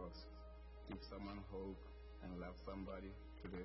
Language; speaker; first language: English; non-native, local second language; Southern Sotho